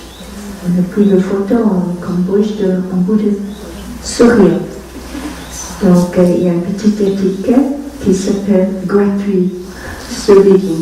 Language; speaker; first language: French; non-native, fluent; Vietnamese